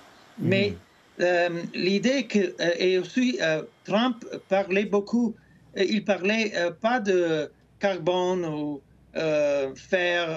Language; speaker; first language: French; non-native, fluent; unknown